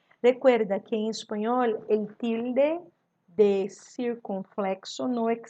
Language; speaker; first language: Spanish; non-native, learner; Portuguese